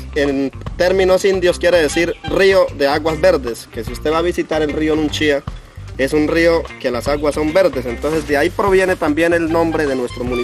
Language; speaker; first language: Spanish; native; Spanish